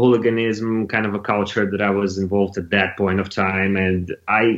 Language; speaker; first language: English; non-native, fluent; Russian